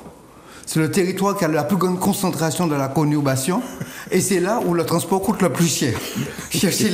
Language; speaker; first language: French; native; French